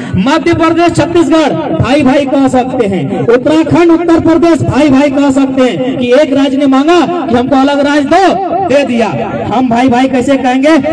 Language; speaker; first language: Hindi; non-native, local second language; Magahi